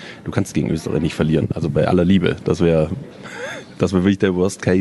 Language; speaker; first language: German; native; German